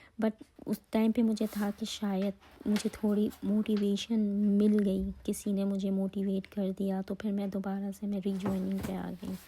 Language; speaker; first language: Urdu; native; Urdu